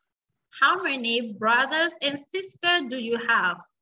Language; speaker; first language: English; non-native, fluent; Vietnamese